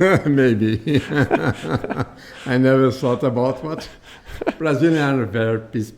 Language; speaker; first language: English; non-native, learner; Portuguese